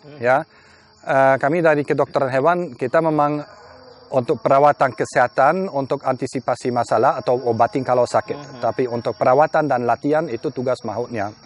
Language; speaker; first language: Indonesian; non-native, fluent; German